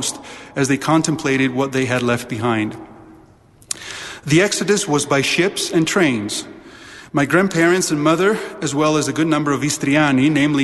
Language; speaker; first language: English; non-native, fluent; Italian